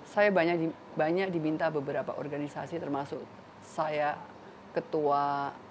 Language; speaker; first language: Indonesian; native; Indonesian